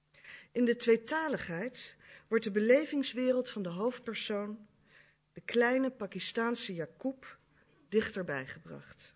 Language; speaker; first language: Dutch; native; Dutch